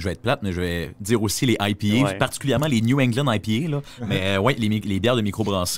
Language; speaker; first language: French; native; French